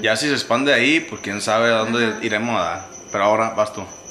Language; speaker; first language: Spanish; early bilingual, heritage; Spanish